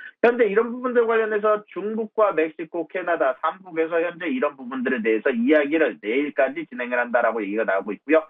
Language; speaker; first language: Korean; native; Korean